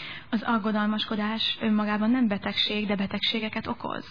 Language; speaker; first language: Hungarian; native; Hungarian